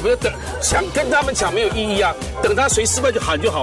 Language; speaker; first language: Chinese; native; Chinese